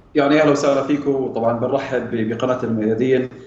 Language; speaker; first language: Arabic; native; Arabic